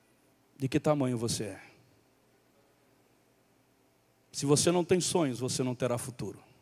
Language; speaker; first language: Portuguese; native; Portuguese